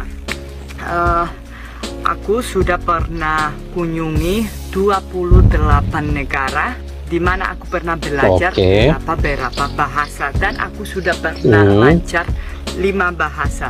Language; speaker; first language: Indonesian; non-native, fluent; Spanish